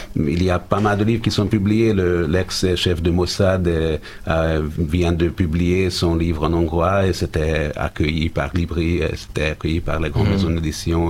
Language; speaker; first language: French; non-native, fluent; Hungarian